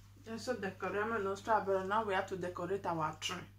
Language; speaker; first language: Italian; non-native, learner; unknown